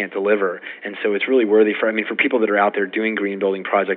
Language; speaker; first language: English; native; English